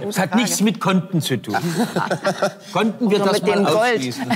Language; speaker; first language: German; native; German